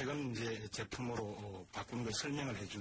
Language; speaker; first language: Korean; native; Korean